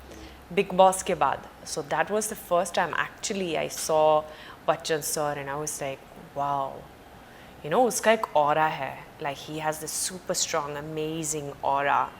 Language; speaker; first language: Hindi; non-native, fluent; Swedish